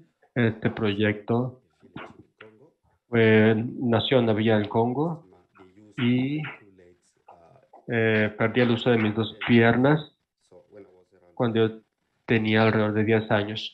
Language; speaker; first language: Spanish; non-native, fluent; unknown